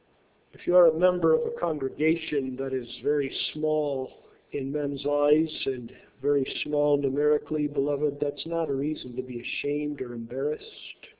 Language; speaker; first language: English; native; English